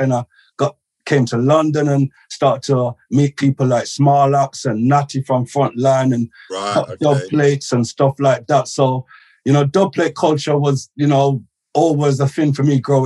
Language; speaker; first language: English; native; English